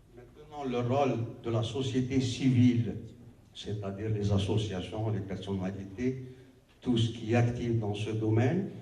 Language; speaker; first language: French; non-native, local second language; Arabic